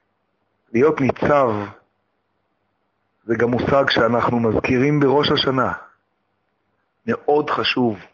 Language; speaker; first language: Hebrew; native; Hebrew